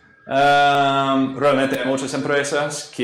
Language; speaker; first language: Spanish; non-native, fluent; English